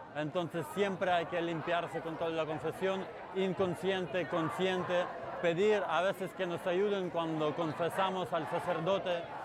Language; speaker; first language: Spanish; non-native, fluent; Ukrainian